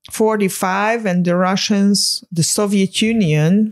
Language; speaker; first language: English; non-native, fluent; Hungarian